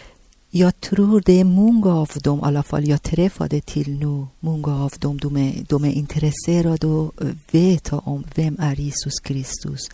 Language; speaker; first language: Swedish; non-native, learner; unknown